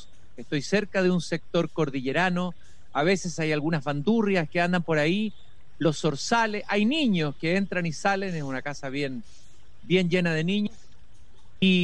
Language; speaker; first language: Spanish; native; Spanish